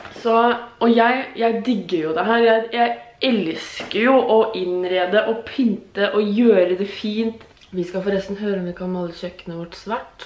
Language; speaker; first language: Norwegian; native; Norwegian